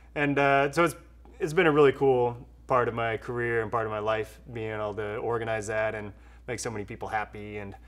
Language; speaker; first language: English; native; English